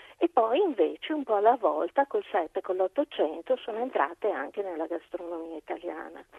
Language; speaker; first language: Italian; native; Italian